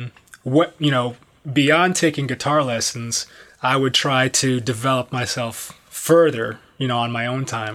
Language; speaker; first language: English; native; English